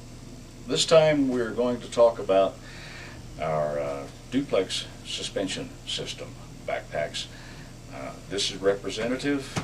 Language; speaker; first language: English; native; English